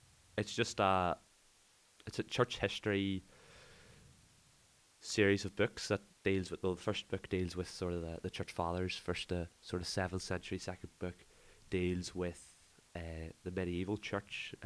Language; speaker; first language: English; native; English